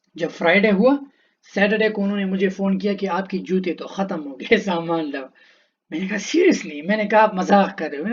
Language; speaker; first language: Urdu; non-native, local second language; Pashto